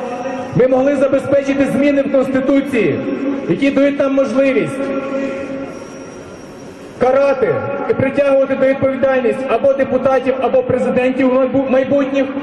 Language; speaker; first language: Ukrainian; native; Ukrainian